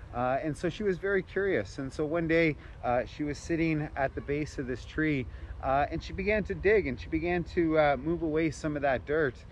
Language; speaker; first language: English; native; English